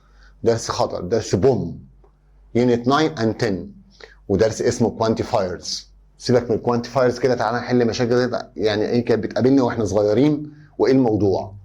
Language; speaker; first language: Arabic; native; Arabic